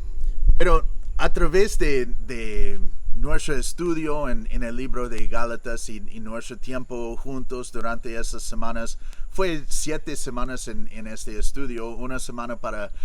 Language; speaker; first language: Spanish; non-native, fluent; English